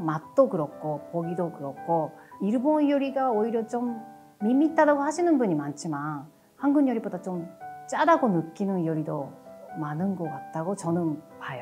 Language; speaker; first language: Korean; non-native, fluent; Japanese